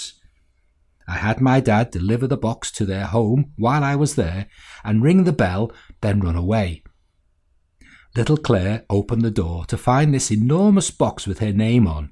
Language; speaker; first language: English; native; English